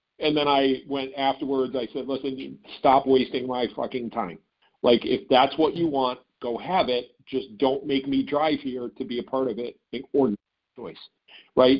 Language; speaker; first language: English; native; English